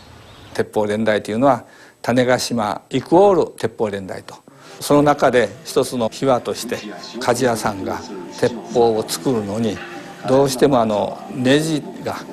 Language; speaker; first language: Japanese; native; Japanese